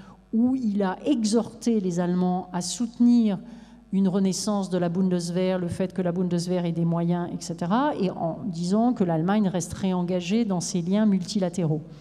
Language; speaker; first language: French; native; French